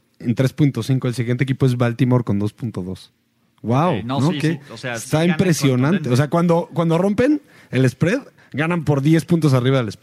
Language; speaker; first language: Spanish; native; Spanish